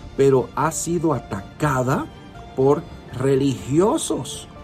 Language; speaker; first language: Spanish; early bilingual, heritage; Spanish